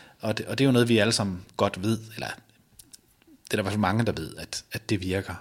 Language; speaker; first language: Danish; native; Danish